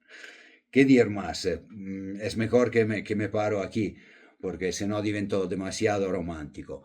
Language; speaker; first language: Spanish; non-native, fluent; Italian